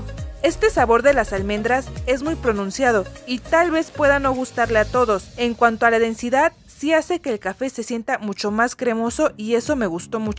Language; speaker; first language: Spanish; native; Spanish